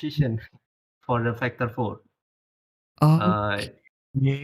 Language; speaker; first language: English; non-native, learner; Indonesian